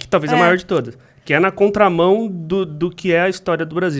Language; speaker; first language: Portuguese; native; Portuguese